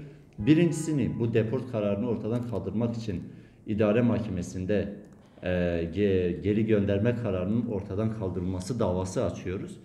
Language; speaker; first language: Turkish; native; Turkish